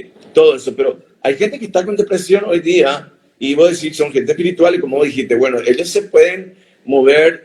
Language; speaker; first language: Spanish; native; Spanish